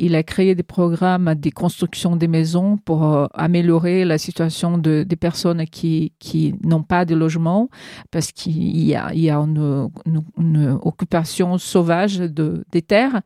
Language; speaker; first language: French; non-native, fluent; Portuguese